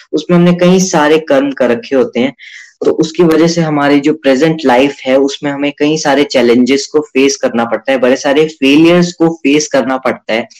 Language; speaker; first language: Hindi; native; Hindi